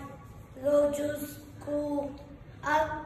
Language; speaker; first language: English; non-native, learner; Vietnamese